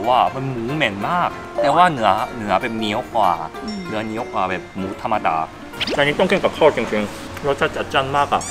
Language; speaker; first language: Thai; non-native, fluent; Korean